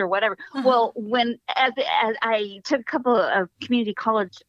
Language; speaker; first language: English; native; English